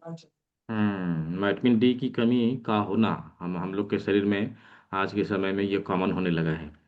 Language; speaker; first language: Hindi; native; Hindi